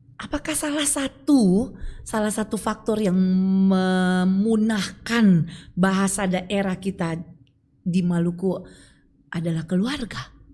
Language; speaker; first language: Indonesian; native; Indonesian